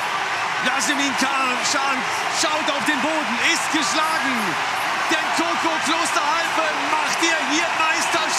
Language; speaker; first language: German; native; German